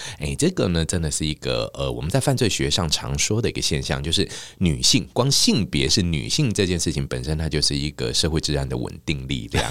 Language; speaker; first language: Chinese; native; Chinese